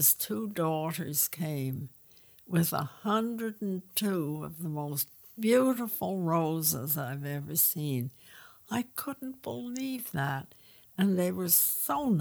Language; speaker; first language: English; native; English